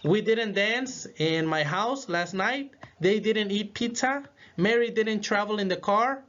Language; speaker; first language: English; non-native, fluent; Spanish